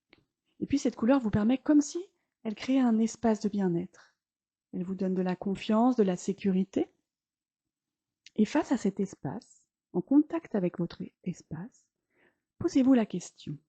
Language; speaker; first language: French; native; French